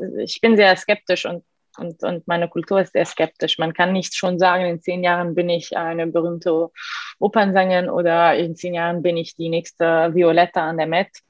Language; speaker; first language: German; non-native, fluent; Arabic